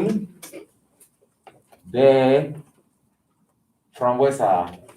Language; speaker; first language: Spanish; non-native, fluent; English